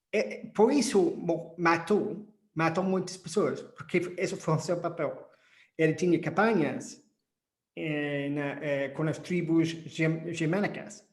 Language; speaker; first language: Portuguese; non-native, fluent; English